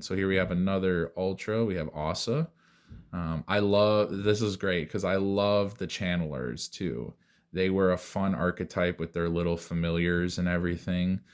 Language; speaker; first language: English; native; English